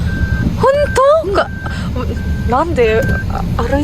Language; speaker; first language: Japanese; non-native, learner; Filipino